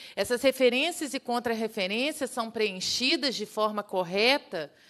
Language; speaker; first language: Portuguese; native; Portuguese